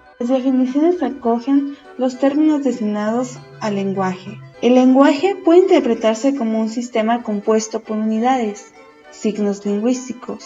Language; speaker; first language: Spanish; native; Spanish